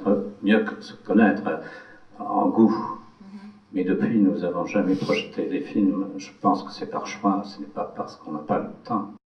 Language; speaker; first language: French; non-native, fluent; English